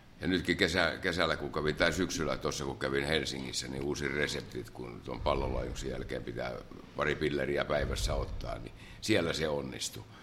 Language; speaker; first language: Finnish; native; Finnish